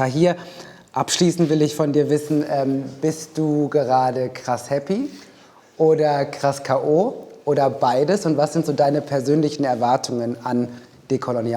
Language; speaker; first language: German; native; German